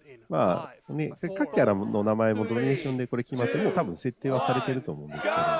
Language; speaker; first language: Japanese; native; Japanese